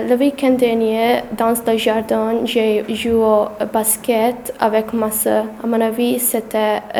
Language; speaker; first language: French; non-native, learner; English